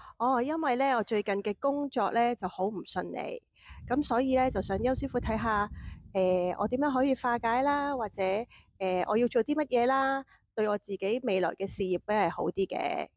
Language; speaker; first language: Cantonese; native; Cantonese